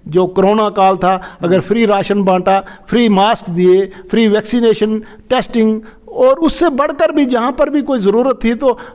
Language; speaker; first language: Hindi; non-native, local second language; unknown